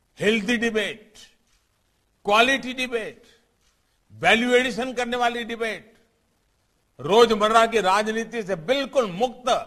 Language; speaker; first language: Hindi; non-native, local second language; Gujarati